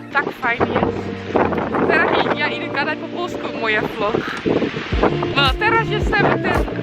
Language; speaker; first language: Polish; early bilingual, heritage; Dutch